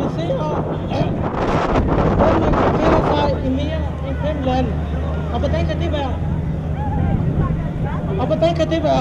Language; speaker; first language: Danish; non-native, local second language; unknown